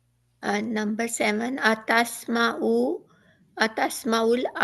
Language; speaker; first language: Arabic; non-native, learner; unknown